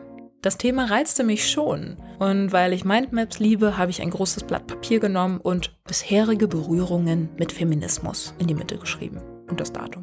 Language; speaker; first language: German; native; German